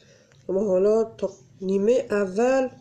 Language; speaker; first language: Persian; native; Persian